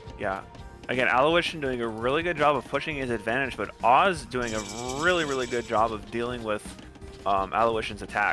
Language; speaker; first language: English; native; English